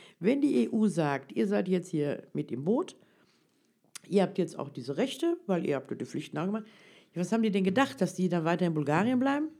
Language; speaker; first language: German; early bilingual, other home language; Turkish